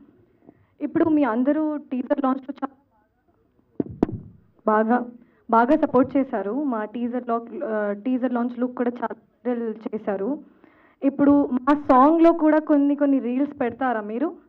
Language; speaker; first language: Telugu; non-native, fluent; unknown